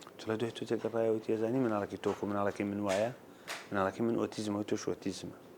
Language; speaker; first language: Central Kurdish; native; Central Kurdish